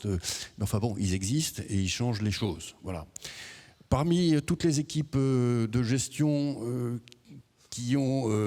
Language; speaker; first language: French; native; French